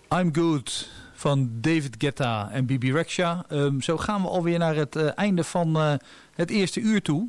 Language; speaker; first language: Dutch; native; Dutch